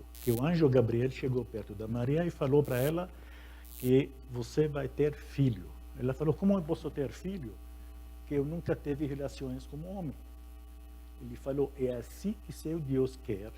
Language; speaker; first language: Portuguese; non-native, fluent; Arabic